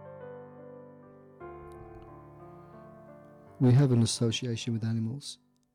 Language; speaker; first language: English; native; English